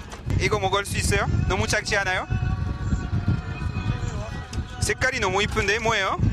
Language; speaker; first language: Korean; non-native, fluent; French